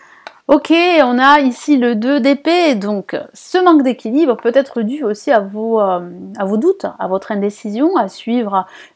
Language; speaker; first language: French; native; French